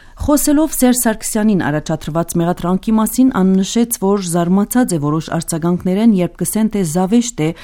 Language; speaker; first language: Armenian; early bilingual, heritage; Armenian